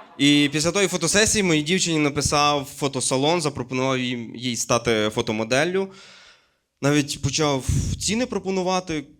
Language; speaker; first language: Ukrainian; native; Ukrainian